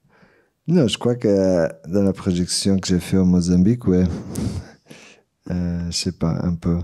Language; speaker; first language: French; non-native, fluent; Portuguese